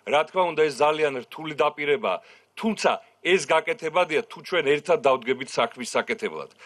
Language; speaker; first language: Georgian; native; Georgian